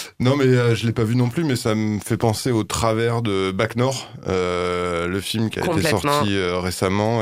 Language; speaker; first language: French; native; French